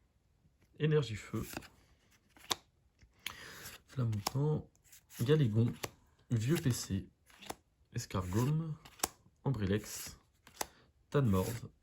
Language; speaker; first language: French; native; French